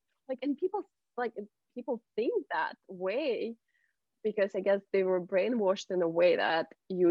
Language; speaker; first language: English; non-native, fluent; Russian